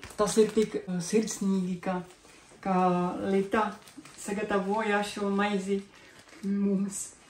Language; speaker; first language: Latvian; non-native, learner; Czech